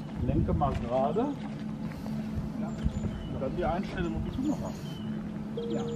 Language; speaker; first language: German; native; German